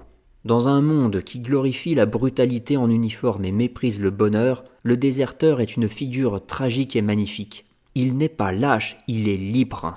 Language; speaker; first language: French; native; French